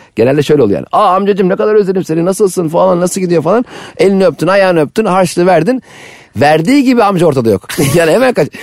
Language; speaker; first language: Turkish; native; Turkish